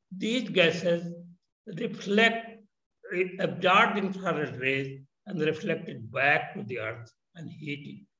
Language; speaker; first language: English; non-native, local second language; Hindi